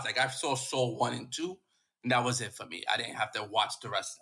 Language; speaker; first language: English; native; English